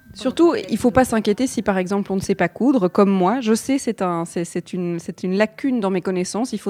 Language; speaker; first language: French; native; French